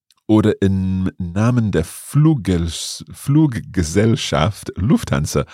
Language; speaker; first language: German; non-native, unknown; English